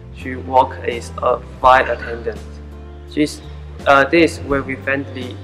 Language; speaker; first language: English; non-native, learner; Chinese